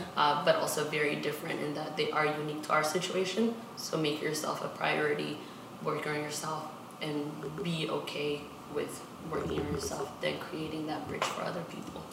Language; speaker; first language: English; non-native, local second language; Tigrinya